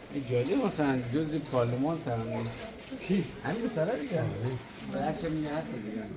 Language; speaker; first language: Persian; native; Persian